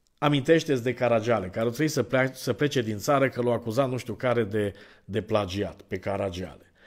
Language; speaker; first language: Romanian; native; Romanian